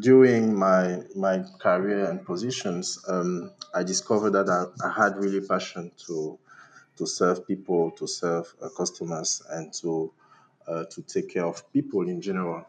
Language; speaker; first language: English; non-native, local second language; French